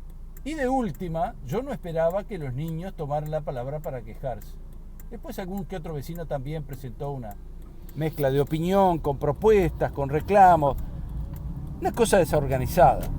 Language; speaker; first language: Spanish; native; Spanish